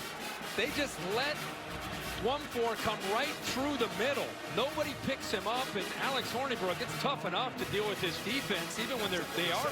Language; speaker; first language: English; native; English